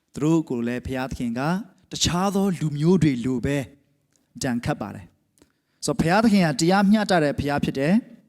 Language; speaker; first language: Burmese; non-native, local second language; Hakha Chin